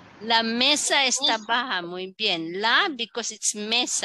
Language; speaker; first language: Spanish; non-native, fluent; Filipino